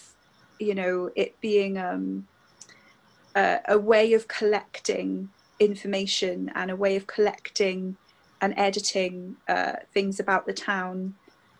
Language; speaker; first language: English; native; English